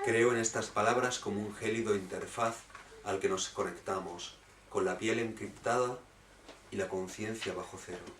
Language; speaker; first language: Spanish; native; Spanish